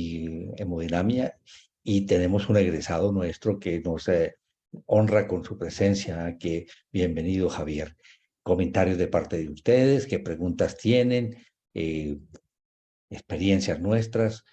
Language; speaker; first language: Spanish; native; Spanish